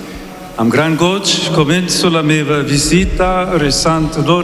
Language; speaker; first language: Catalan; non-native, learner; English